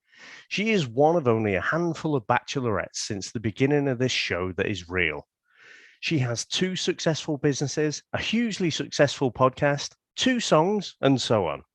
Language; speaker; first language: English; native; English